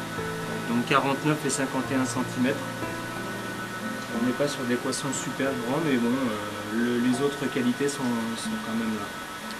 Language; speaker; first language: French; native; French